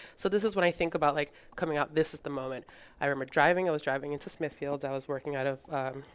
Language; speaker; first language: English; early bilingual, other home language; Spanish